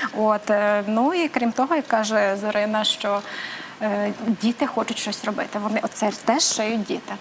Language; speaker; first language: Ukrainian; native; Ukrainian